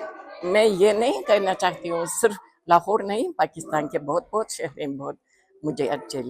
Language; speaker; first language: Hindi; non-native, fluent; Uzbek